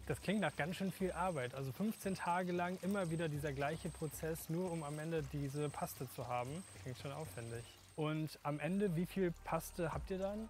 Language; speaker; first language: German; native; German